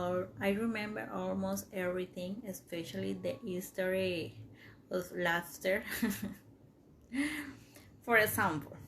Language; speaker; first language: English; non-native, learner; Spanish